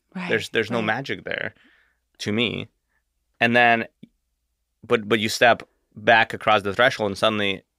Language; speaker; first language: English; native; English